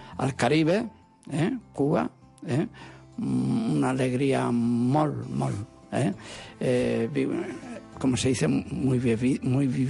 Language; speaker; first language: Catalan; non-native, local second language; Spanish